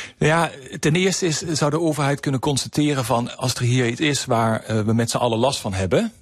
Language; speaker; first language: Dutch; native; Dutch